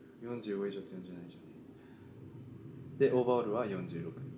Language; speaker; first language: Japanese; native; Japanese